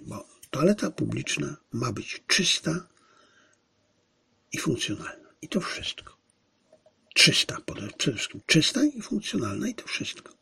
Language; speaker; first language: Polish; native; Polish